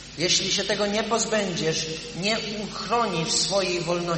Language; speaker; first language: Polish; native; Polish